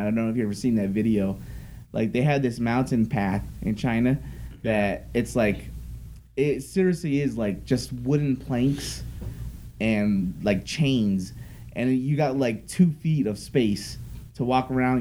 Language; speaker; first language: English; native; English